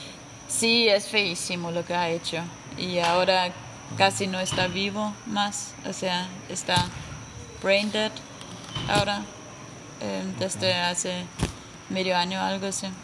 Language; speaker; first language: Spanish; non-native, fluent; Danish